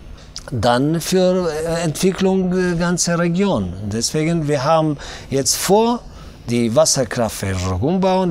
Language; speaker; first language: German; non-native, learner; Tajik